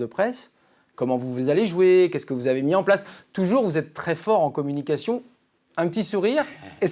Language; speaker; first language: French; native; French